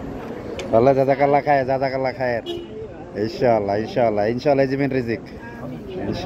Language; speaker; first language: Arabic; non-native, learner; Bangla